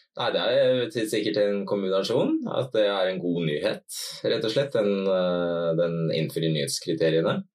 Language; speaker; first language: Norwegian; native; Norwegian